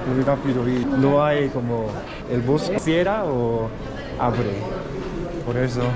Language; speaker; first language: Spanish; non-native, learner; Korean